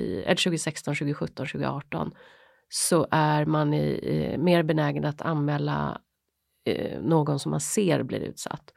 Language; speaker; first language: Swedish; native; Swedish